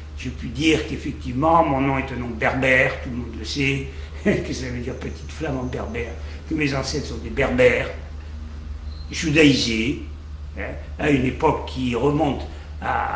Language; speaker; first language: French; native; French